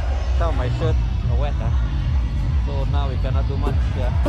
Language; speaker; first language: English; non-native, local second language; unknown